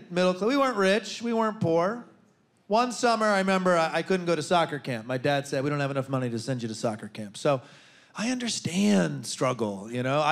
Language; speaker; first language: English; native; English